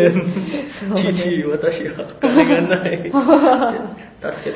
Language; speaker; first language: Japanese; non-native, learner; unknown